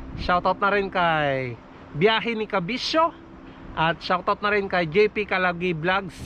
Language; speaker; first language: Filipino; native; Filipino